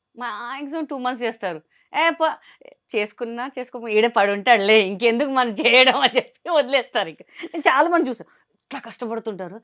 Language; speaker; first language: Telugu; non-native, local second language; Hindi